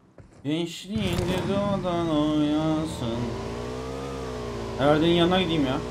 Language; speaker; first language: Turkish; native; Turkish